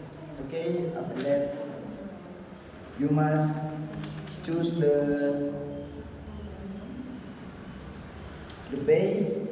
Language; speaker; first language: English; non-native, learner; Indonesian